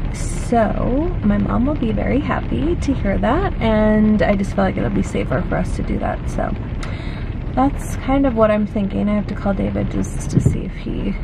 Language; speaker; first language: English; native; English